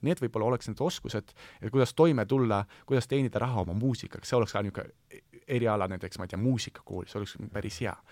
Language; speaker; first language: Estonian; non-native, local second language; Russian